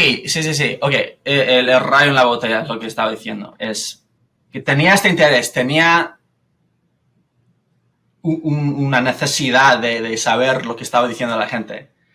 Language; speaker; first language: Spanish; non-native, fluent; English